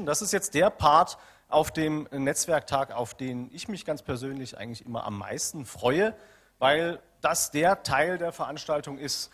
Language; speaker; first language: German; native; German